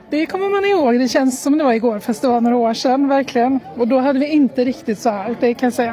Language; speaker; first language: Swedish; native; Swedish